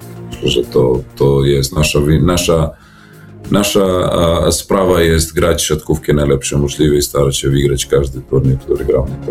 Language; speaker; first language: Polish; non-native, learner; Serbian